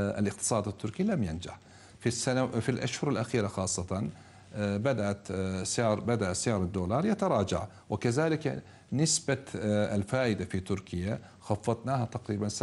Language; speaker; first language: Arabic; non-native, fluent; Turkish